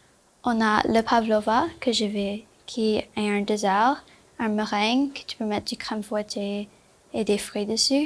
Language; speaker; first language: French; non-native, learner; Spanish